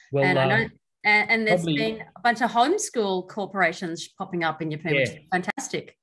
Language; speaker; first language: English; native; English